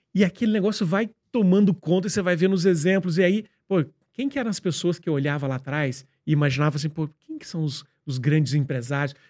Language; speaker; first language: Portuguese; native; Portuguese